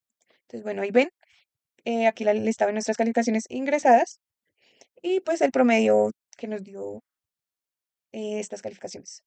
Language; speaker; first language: Spanish; native; Spanish